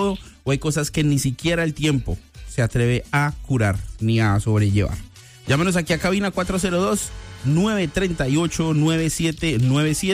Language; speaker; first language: Spanish; native; Spanish